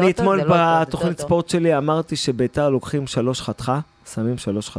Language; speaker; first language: Hebrew; native; Hebrew